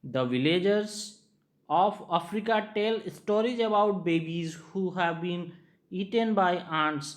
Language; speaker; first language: English; non-native, local second language; Gujarati